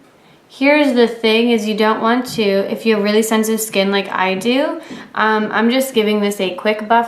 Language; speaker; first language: English; native; English